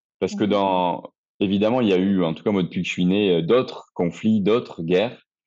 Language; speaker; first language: French; native; French